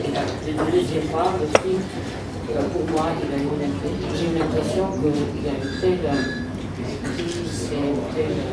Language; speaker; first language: French; non-native, fluent; Armenian